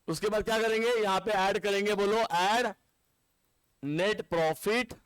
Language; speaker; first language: Hindi; non-native, local second language; Marathi